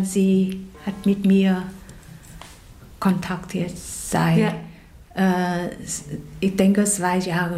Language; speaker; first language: German; non-native, learner; Vietnamese